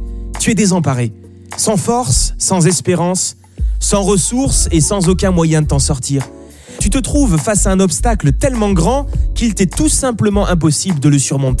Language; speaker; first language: French; native; French